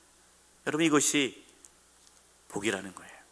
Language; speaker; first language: Korean; native; Korean